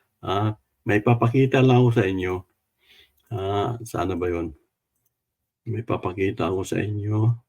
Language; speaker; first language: Filipino; non-native, local second language; Cebuano